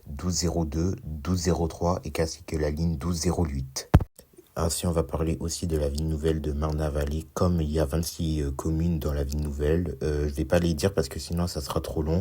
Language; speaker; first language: French; native; French